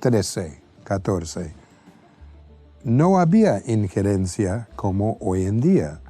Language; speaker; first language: Spanish; non-native, fluent; English